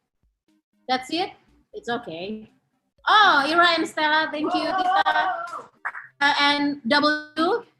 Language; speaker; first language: English; non-native, fluent; Indonesian